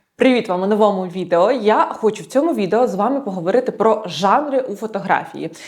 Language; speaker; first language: Ukrainian; non-native, local second language; Russian